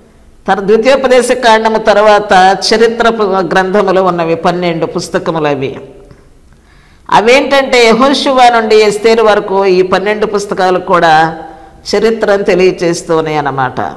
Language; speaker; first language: Telugu; native; Telugu